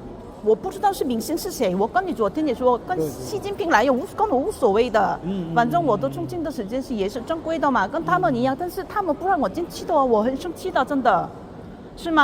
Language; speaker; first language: Chinese; non-native, fluent; Korean